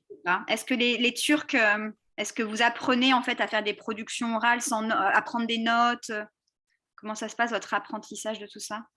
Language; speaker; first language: French; native; French